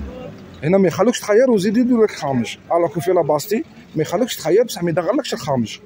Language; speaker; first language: Arabic; native; Arabic